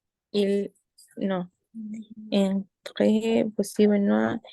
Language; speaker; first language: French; non-native, learner; Spanish